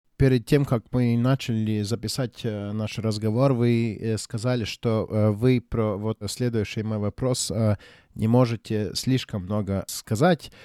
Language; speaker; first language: Russian; non-native, local second language; Latvian